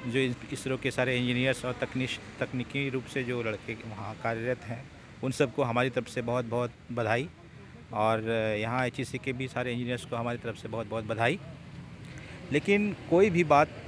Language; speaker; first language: Hindi; native; Hindi